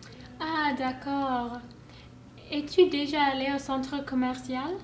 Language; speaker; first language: French; non-native, learner; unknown